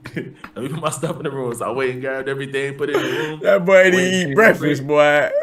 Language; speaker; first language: English; native; English